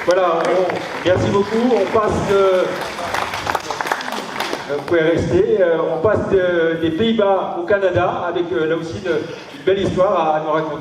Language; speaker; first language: French; native; French